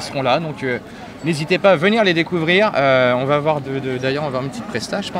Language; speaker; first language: French; native; French